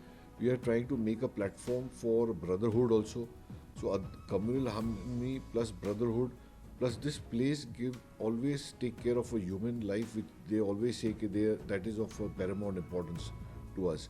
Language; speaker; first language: English; non-native, local second language; Hindi